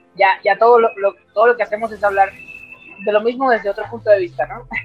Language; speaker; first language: Spanish; native; Spanish